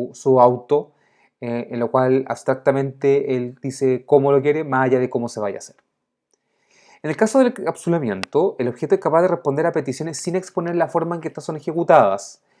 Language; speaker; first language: Spanish; native; Spanish